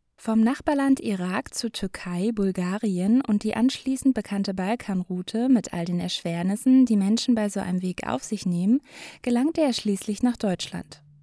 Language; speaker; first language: German; native; German